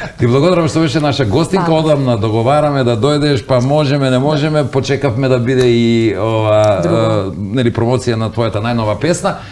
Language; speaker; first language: Macedonian; native; Macedonian